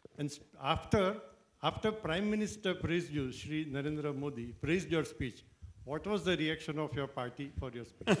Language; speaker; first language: English; non-native, local second language; Malayalam